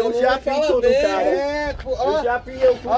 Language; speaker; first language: Portuguese; non-native, fluent; English